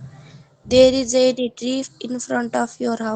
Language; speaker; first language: English; non-native, learner; Marathi